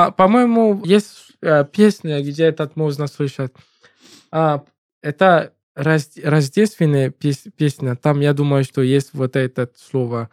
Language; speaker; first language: Russian; non-native, learner; English